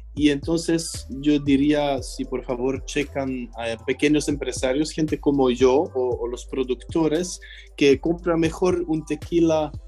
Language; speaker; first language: Spanish; non-native, fluent; French